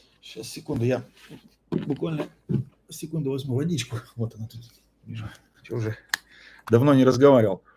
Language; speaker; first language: Russian; native; Russian